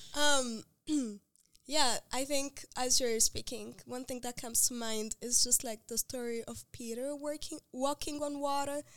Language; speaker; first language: English; non-native, local second language; Kinyarwanda